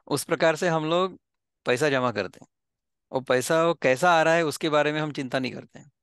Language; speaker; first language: Hindi; non-native, local second language; Marathi